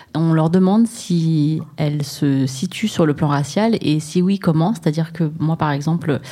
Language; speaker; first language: French; native; French